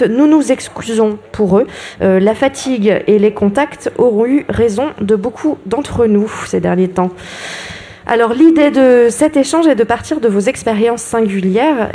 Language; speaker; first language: French; native; French